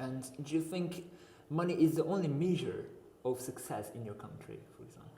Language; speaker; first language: English; non-native, fluent; Uzbek